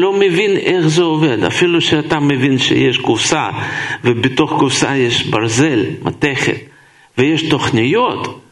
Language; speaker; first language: Hebrew; non-native, fluent; Russian